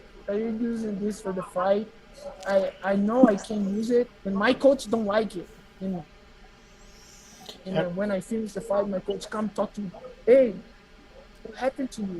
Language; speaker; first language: English; non-native, learner; Portuguese